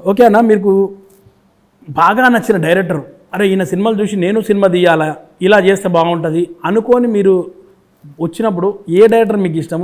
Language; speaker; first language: Telugu; native; Telugu